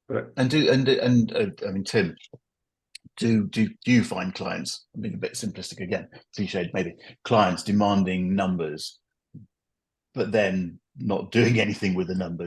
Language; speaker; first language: English; native; English